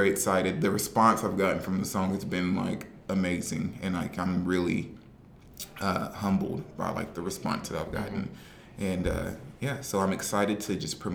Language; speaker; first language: English; native; English